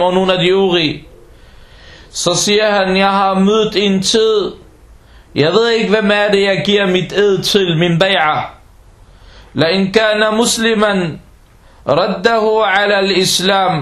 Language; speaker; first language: Danish; early bilingual, other home language; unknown